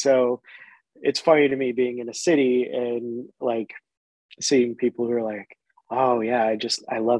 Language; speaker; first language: English; native; English